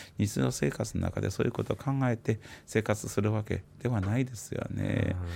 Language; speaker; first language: Japanese; non-native, fluent; Chinese